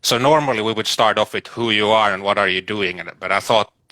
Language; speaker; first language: English; non-native, fluent; Finnish